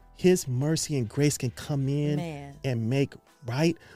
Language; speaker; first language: English; native; English